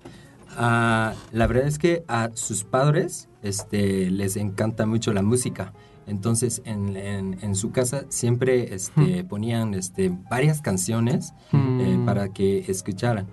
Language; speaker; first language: Spanish; non-native, fluent; Japanese